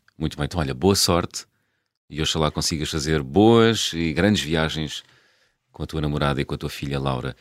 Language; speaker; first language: Portuguese; native; Portuguese